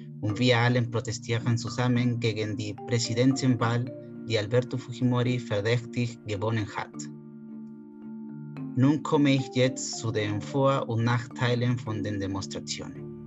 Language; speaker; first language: German; non-native, fluent; Spanish